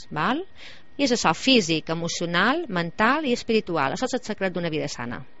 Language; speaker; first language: Catalan; native; Catalan